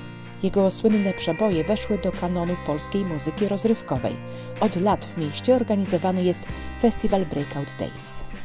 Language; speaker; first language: Polish; native; Polish